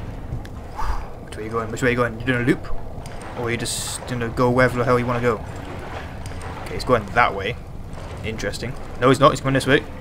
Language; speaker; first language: English; native; English